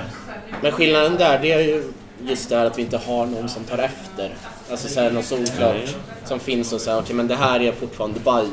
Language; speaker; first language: Swedish; native; Swedish